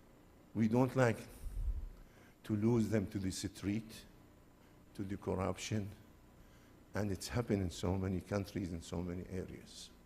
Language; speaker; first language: English; non-native, fluent; Arabic